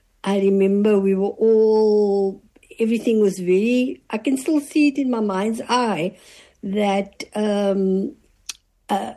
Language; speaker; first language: English; native; English